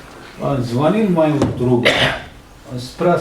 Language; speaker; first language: Russian; non-native, learner; Uzbek